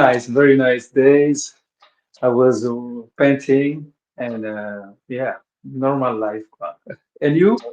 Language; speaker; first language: English; non-native, fluent; Wolof